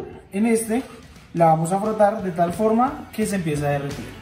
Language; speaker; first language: Spanish; native; Spanish